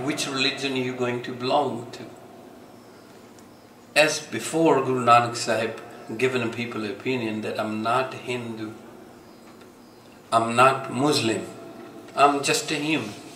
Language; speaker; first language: English; non-native, local second language; Punjabi